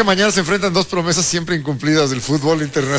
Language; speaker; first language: Spanish; native; Spanish